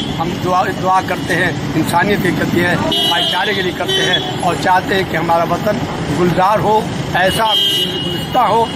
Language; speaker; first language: Urdu; native; Urdu